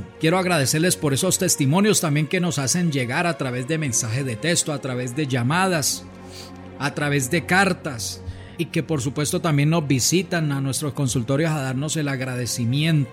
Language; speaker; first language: Spanish; native; Spanish